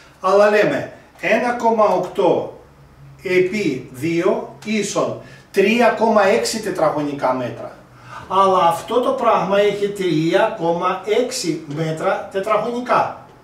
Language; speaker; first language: Greek; non-native, fluent; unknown